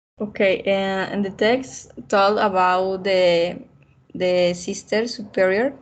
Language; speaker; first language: English; non-native, learner; Spanish